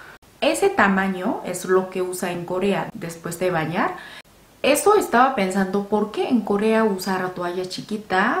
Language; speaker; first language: Spanish; non-native, fluent; Korean